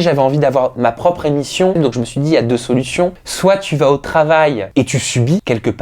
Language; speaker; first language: French; native; French